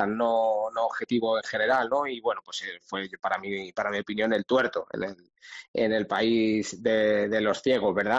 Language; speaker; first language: Spanish; native; Spanish